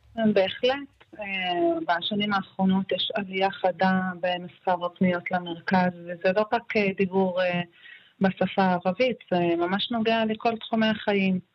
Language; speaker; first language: Hebrew; non-native, local second language; Arabic